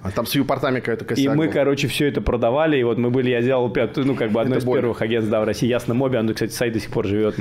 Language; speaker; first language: Russian; native; Russian